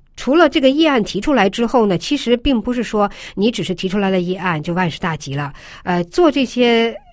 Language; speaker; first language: Chinese; native; Chinese